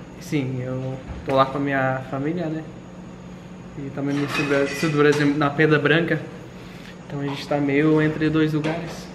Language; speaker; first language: Portuguese; non-native, fluent; English